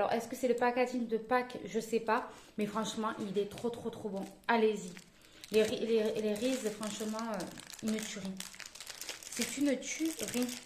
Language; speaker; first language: French; native; French